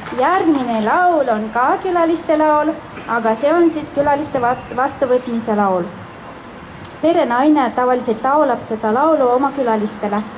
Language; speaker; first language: Estonian; non-native, fluent; Udmurt